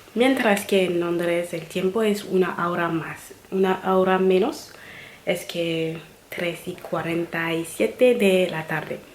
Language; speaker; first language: Spanish; non-native, learner; French